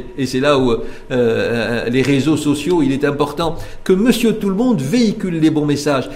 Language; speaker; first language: French; non-native, local second language; Arabic